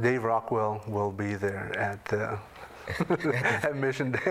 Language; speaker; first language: English; native; English